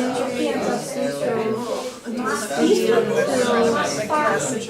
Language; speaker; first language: Spanish; non-native, fluent; English